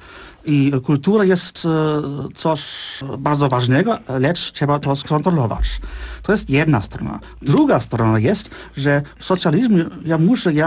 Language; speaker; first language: Polish; non-native, fluent; German